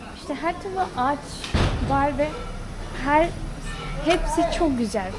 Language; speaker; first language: Turkish; non-native, fluent; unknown